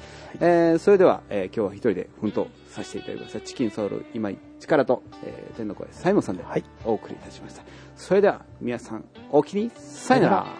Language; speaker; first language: Japanese; native; Japanese